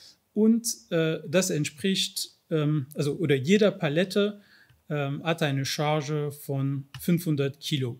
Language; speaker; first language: German; non-native, fluent; French